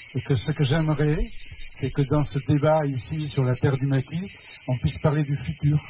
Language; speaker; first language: French; non-native, fluent; Spanish